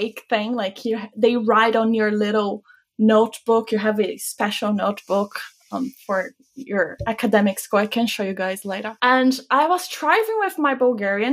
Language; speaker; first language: English; non-native, fluent; Bulgarian